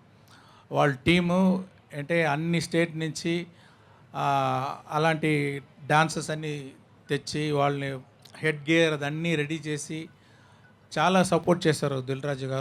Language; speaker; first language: Telugu; non-native, learner; Tamil